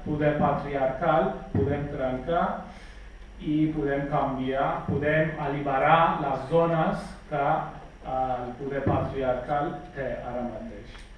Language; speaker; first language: Catalan; non-native, fluent; Kurdish